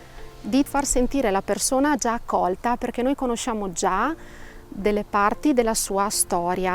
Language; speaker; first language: Italian; native; Italian